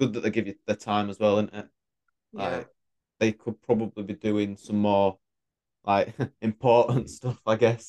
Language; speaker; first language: English; native; English